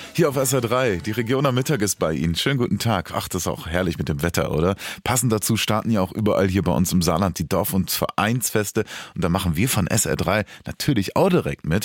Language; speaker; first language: German; native; German